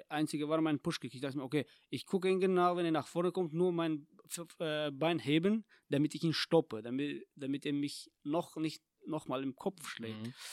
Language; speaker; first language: German; non-native, fluent; Tajik